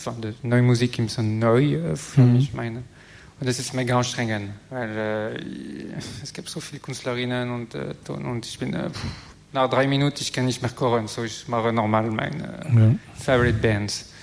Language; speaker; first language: German; non-native, learner; French